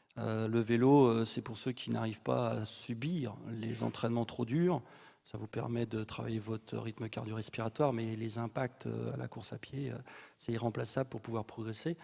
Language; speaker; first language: French; native; French